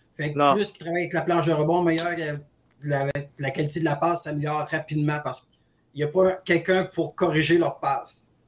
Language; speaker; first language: French; native; French